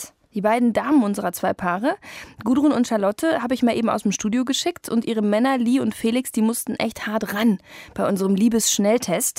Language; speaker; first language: German; native; German